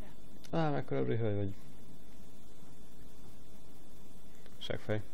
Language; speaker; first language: Hungarian; native; Hungarian